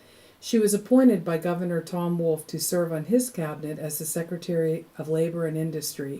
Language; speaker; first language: English; native; English